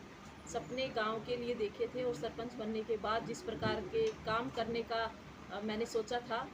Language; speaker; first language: Hindi; native; Hindi